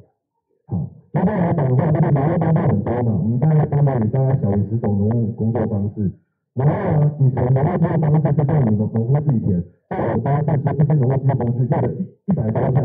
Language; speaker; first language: Chinese; native; Chinese